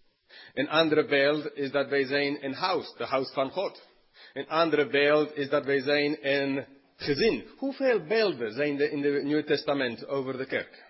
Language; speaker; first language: Dutch; non-native, fluent; English